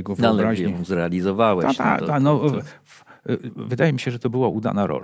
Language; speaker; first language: Polish; native; Polish